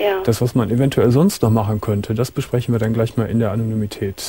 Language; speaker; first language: German; native; German